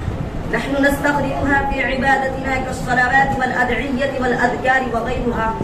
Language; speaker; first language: Arabic; non-native, learner; Urdu